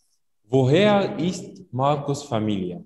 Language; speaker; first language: German; non-native, fluent; Arabic